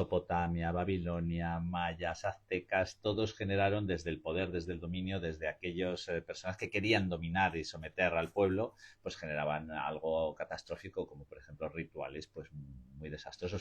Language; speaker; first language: Spanish; native; Spanish